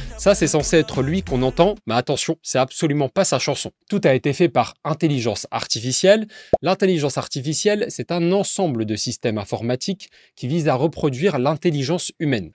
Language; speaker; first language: French; native; French